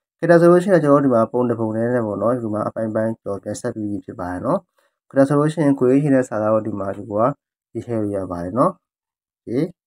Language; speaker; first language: Burmese; native; Burmese